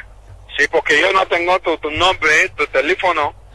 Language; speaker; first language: Spanish; non-native, learner; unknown